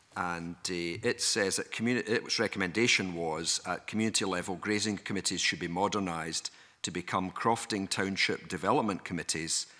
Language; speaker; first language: English; native; English